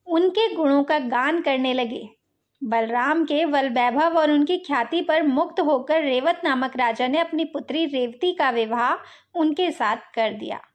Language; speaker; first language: Hindi; native; Hindi